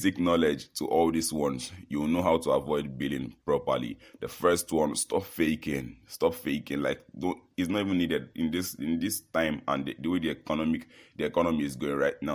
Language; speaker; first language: English; non-native, local second language; Yoruba